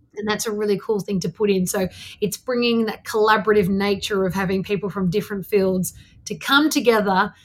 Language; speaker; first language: English; native; English